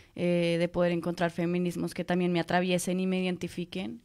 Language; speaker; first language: Spanish; native; Spanish